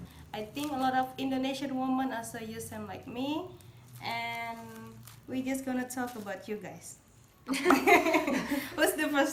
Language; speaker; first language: English; non-native, learner; Indonesian